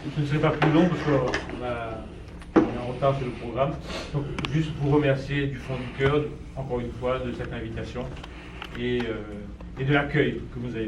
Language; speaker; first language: French; native; French